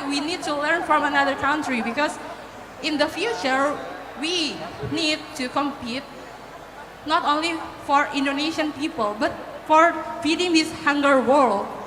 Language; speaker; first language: English; non-native, fluent; Indonesian